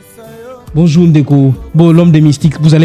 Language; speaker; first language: French; non-native, local second language; Lingala